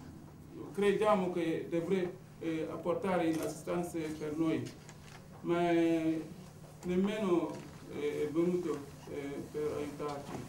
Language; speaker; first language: Italian; non-native, learner; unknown